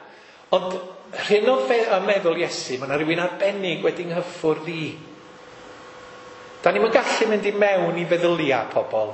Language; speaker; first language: Welsh; native; Welsh